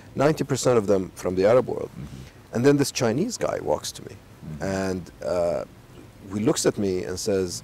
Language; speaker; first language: English; non-native, fluent; Arabic